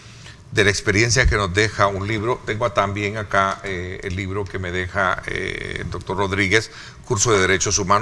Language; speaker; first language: Spanish; native; Spanish